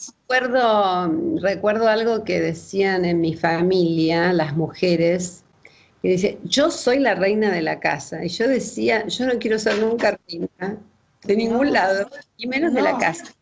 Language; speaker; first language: Spanish; native; Spanish